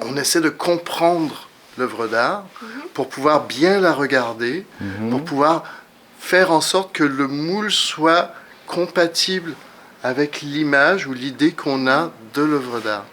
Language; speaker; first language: French; native; French